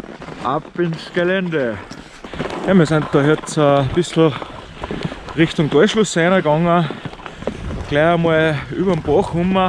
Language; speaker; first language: German; native; German